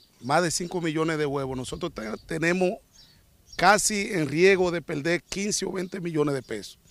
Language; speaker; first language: Spanish; native; Spanish